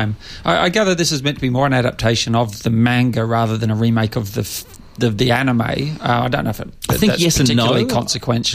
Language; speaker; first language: English; native; English